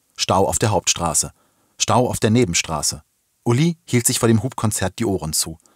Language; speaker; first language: German; native; German